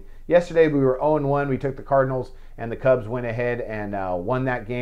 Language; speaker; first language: English; native; English